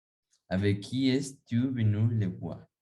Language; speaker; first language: French; non-native, learner; Spanish